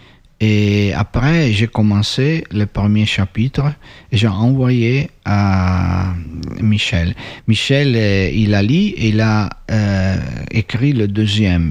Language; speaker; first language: French; non-native, fluent; Italian